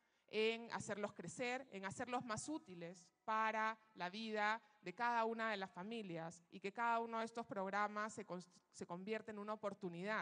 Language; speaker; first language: Spanish; native; Spanish